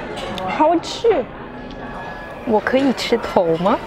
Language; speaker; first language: Chinese; non-native, fluent; Russian